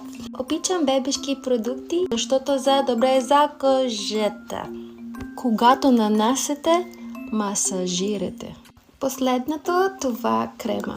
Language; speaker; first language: Bulgarian; non-native, learner; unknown